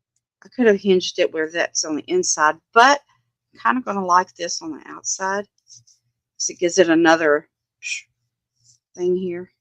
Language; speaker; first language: English; native; English